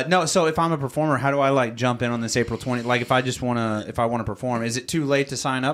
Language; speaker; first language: English; native; English